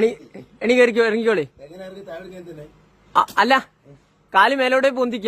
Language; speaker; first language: Malayalam; native; Malayalam